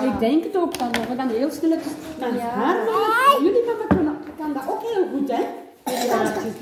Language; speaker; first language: Dutch; native; Dutch